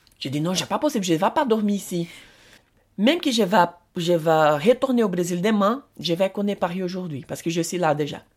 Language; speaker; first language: French; non-native, learner; Portuguese